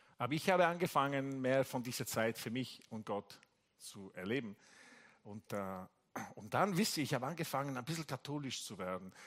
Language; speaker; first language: German; non-native, fluent; Italian